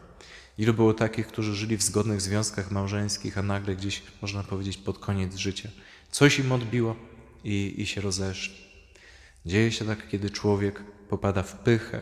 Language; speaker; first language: Polish; native; Polish